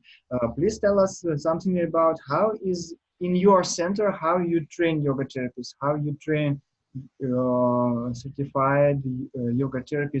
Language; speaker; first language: English; non-native, learner; Russian